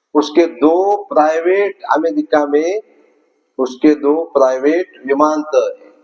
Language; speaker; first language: Hindi; non-native, local second language; Marathi